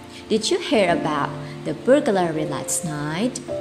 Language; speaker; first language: English; non-native, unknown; Indonesian